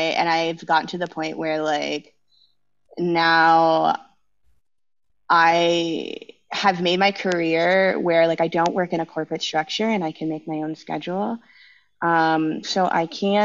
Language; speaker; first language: English; native; English